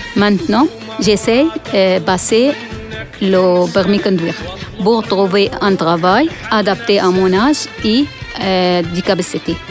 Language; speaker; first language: French; non-native, learner; Arabic